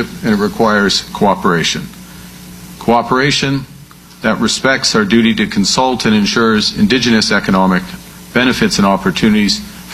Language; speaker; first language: English; native; English